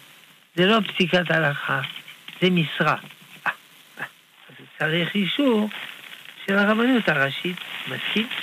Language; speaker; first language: Hebrew; non-native, fluent; French